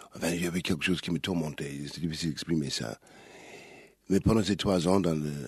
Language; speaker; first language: French; non-native, fluent; English